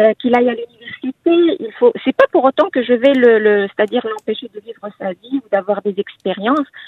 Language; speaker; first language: French; non-native, local second language; Arabic